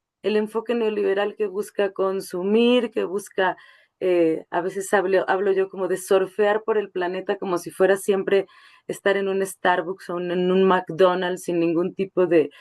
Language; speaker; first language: Spanish; native; Spanish